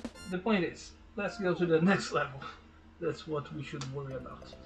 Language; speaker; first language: English; non-native, fluent; Portuguese